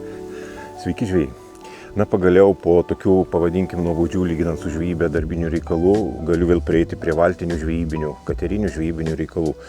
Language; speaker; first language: Lithuanian; native; Lithuanian